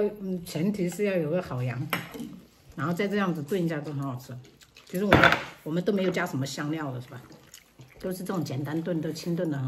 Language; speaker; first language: Chinese; native; Chinese